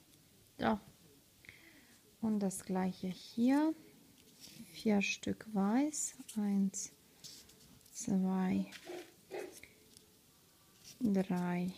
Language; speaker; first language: German; non-native, fluent; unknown